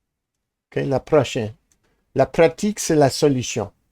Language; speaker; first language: French; non-native, learner; English